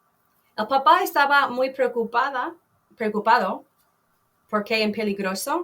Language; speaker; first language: Spanish; non-native, fluent; English